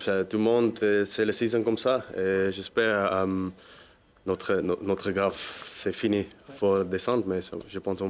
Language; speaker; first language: French; non-native, learner; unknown